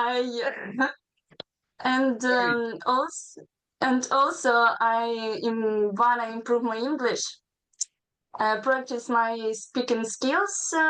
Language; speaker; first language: English; non-native, learner; Ukrainian